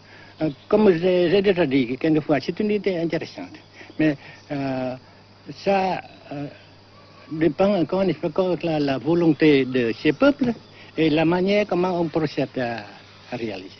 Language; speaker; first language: French; non-native, local second language; Vietnamese